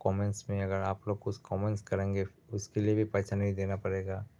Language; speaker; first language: Hindi; non-native, local second language; Bangla